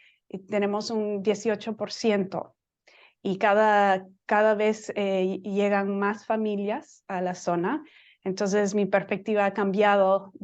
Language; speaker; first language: Spanish; non-native, fluent; English